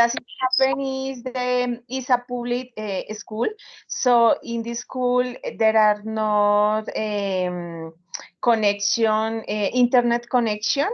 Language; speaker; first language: English; non-native, learner; Spanish